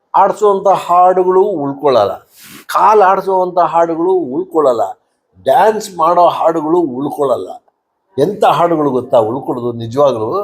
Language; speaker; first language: Kannada; native; Kannada